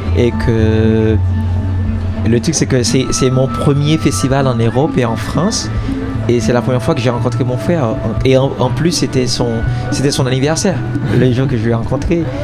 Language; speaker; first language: French; non-native, local second language; Haitian Creole